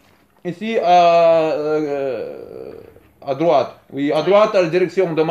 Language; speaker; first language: French; non-native, learner; Russian